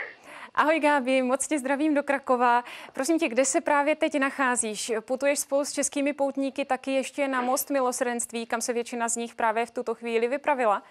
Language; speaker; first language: Czech; native; Czech